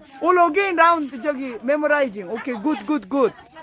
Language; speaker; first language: English; non-native, learner; Korean